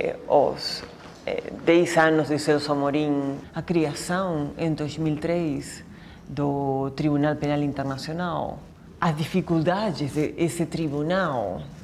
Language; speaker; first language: Spanish; non-native, learner; Portuguese